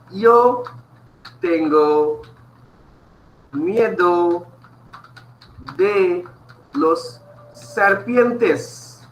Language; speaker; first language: Spanish; non-native, fluent; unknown